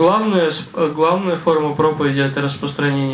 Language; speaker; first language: Russian; native; Russian